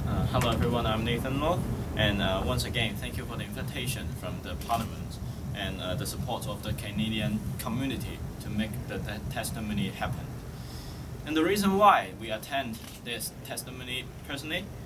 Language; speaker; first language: English; non-native, local second language; Cantonese